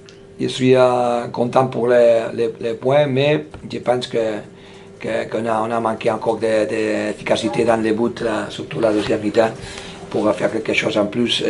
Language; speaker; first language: French; non-native, fluent; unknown